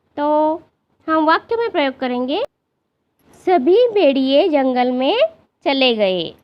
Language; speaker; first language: Hindi; non-native, local second language; Marathi